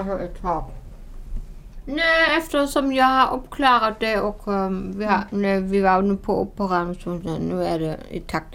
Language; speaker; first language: Swedish; non-native, fluent; German